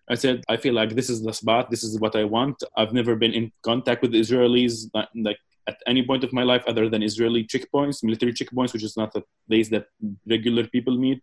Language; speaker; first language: English; non-native, fluent; Arabic